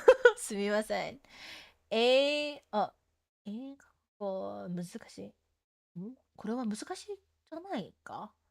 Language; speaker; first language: Japanese; non-native, learner; English